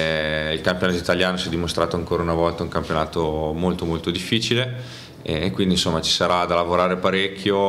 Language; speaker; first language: Italian; native; Italian